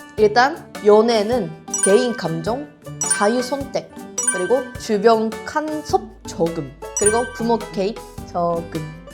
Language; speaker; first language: Korean; non-native, fluent; Japanese